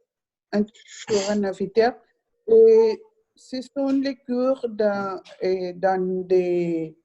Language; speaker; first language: French; non-native, learner; Spanish